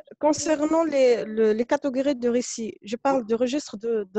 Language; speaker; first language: French; non-native, local second language; Arabic